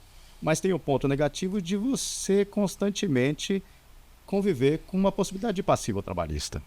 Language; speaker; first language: Portuguese; native; Portuguese